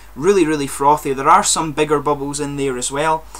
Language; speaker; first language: English; native; English